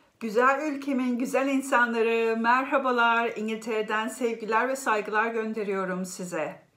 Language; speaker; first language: Turkish; native; Turkish